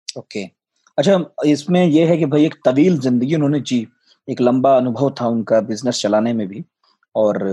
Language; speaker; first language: Hindi; native; Hindi